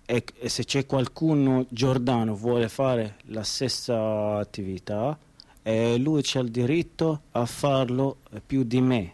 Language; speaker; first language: Italian; non-native, learner; Arabic